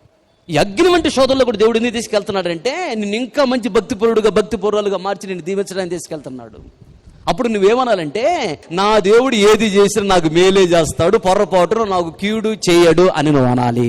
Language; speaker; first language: Telugu; native; Telugu